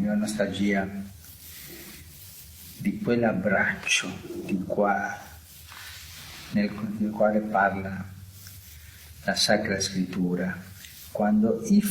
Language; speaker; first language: Italian; non-native, fluent; Spanish